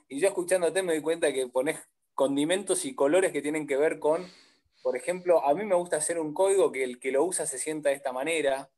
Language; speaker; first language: Spanish; native; Spanish